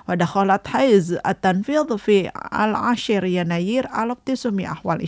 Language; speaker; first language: Arabic; non-native, fluent; Indonesian